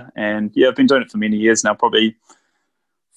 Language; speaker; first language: English; native; English